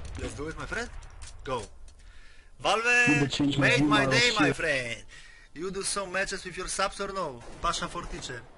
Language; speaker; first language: English; non-native, learner; Polish